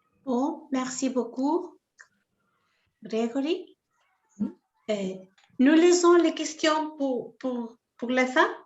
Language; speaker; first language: French; non-native, fluent; Spanish